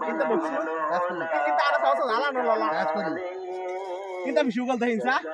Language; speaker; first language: Arabic; non-native, learner; Bangla